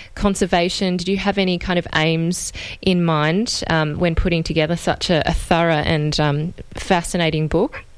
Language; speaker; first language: English; native; English